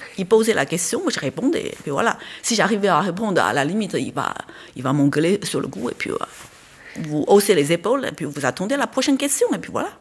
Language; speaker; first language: French; non-native, fluent; Chinese